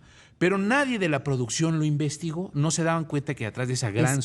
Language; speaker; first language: Spanish; native; Spanish